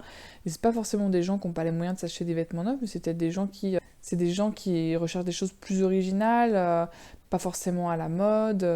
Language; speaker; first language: French; native; French